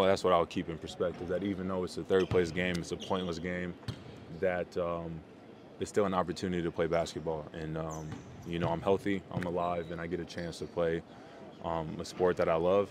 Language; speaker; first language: English; native; English